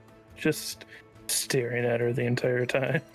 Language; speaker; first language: English; native; English